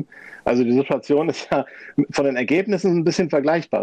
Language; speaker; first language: German; native; German